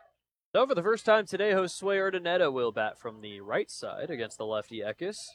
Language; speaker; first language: English; native; English